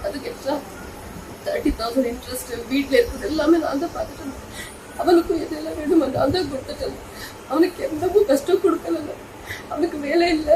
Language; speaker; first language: Tamil; non-native, local second language; Kannada